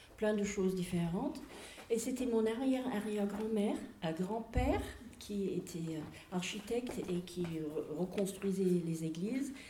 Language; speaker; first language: French; non-native, fluent; English